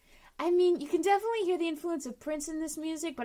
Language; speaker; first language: English; native; English